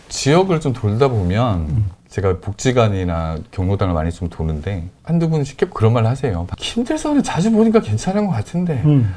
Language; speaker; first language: Korean; native; Korean